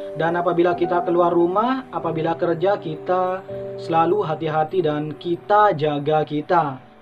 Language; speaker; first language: Indonesian; non-native, local second language; Madurese